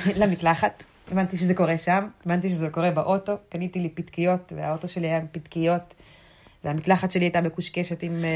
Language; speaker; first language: Hebrew; early bilingual, other home language; Russian